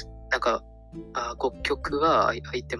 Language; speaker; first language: Japanese; non-native, learner; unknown